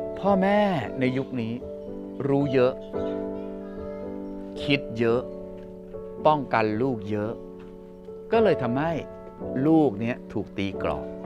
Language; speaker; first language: Thai; native; Thai